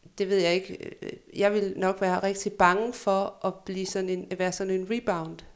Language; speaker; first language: Danish; native; Danish